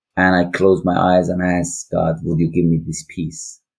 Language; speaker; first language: English; non-native, learner; Persian